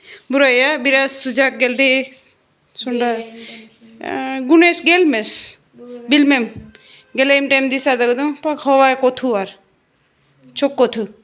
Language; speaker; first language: Turkish; non-native, learner; Gujarati